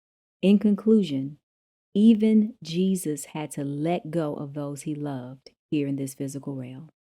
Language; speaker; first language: English; native; English